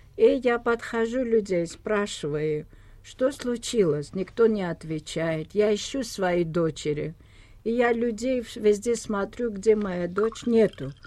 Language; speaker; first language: Russian; non-native, local second language; Armenian